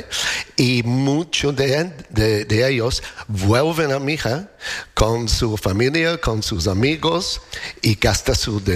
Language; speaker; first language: Spanish; non-native, learner; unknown